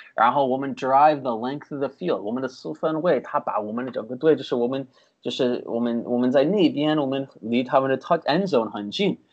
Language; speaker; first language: Chinese; early bilingual, heritage; Chinese